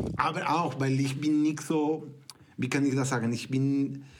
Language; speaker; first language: German; non-native, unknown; Spanish